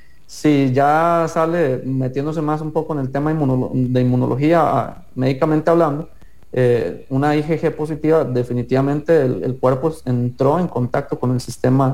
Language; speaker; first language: Spanish; native; Spanish